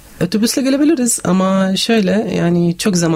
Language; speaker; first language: Turkish; non-native, learner; Arabic